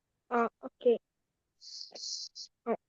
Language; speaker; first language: English; non-native, learner; Korean